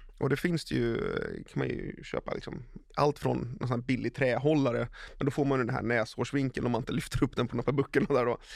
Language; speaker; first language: Swedish; native; Swedish